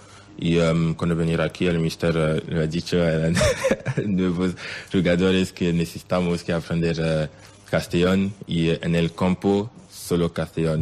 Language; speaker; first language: Spanish; non-native, learner; French